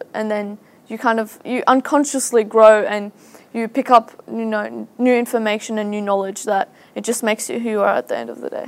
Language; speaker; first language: English; early bilingual, other home language; Arabic